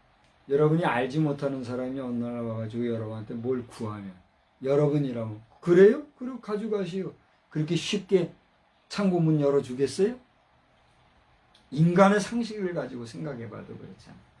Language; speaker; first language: Korean; native; Korean